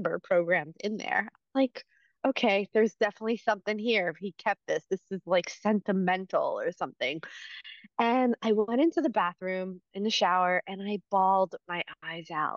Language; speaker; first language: English; native; English